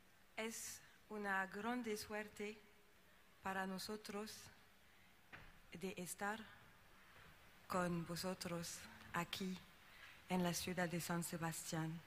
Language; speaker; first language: Spanish; non-native, learner; French